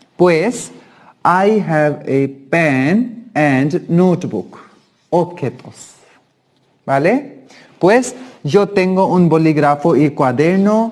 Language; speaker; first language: Spanish; non-native, fluent; Hindi